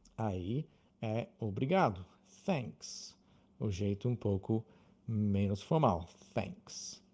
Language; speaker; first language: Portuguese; non-native, fluent; English